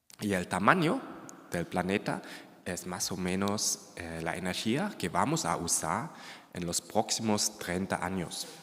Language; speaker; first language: Spanish; non-native, fluent; German